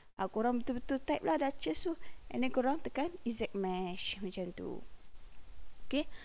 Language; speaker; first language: Malay; native; Malay